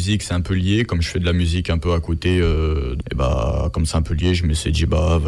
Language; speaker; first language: French; native; French